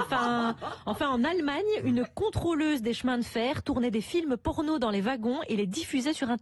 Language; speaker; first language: French; native; French